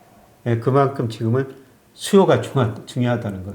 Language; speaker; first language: Korean; native; Korean